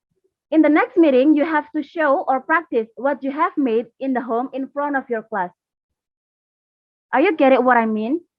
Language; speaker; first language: English; non-native, fluent; Indonesian